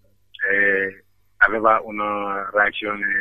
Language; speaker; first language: Italian; non-native, fluent; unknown